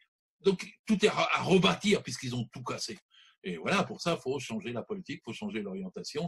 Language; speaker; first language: French; native; French